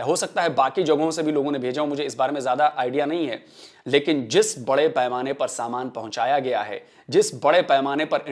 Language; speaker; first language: Hindi; native; Hindi